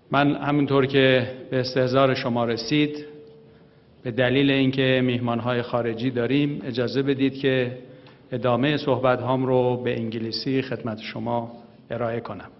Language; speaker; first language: Persian; native; Persian